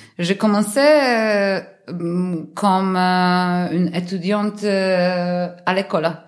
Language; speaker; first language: French; non-native, learner; Polish